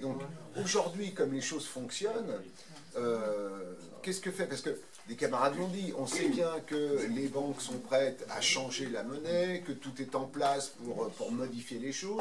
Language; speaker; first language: French; native; French